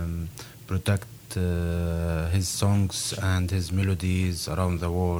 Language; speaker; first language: English; non-native, learner; Arabic